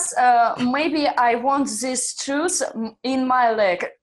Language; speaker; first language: English; non-native, learner; Russian